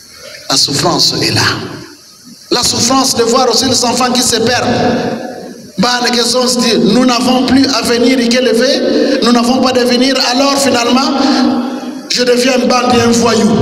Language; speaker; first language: French; non-native, local second language; Kituba (Democratic Republic of Congo)